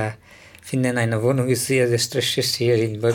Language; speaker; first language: German; non-native, learner; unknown